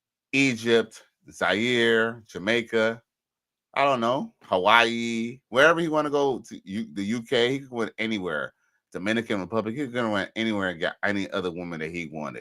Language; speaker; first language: English; native; English